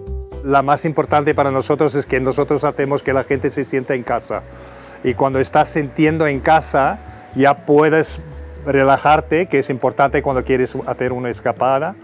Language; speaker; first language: Spanish; non-native, fluent; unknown